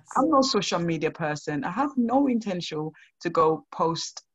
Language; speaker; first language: English; non-native, local second language; Krio